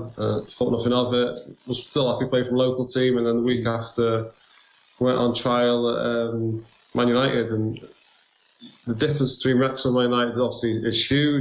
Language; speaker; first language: English; native; English